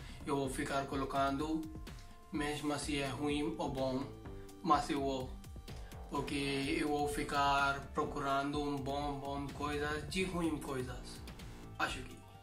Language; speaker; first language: Portuguese; non-native, learner; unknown